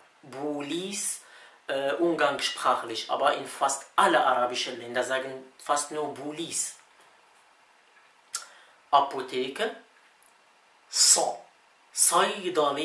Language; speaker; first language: German; non-native, fluent; Arabic